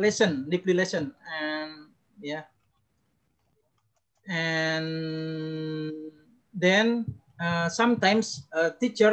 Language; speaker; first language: English; non-native, learner; Indonesian